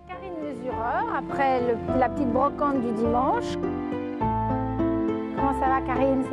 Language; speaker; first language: French; native; French